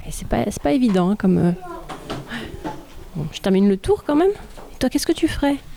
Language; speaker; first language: French; native; French